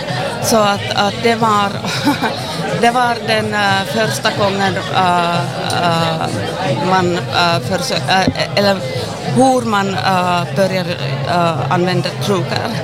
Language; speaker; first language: Swedish; non-native, local second language; Finnish